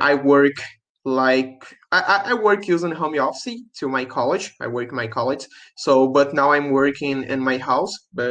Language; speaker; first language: English; non-native, learner; Portuguese